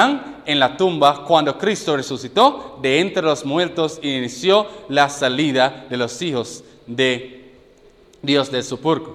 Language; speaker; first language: Spanish; non-native, fluent; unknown